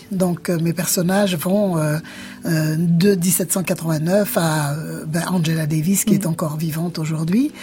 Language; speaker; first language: French; native; French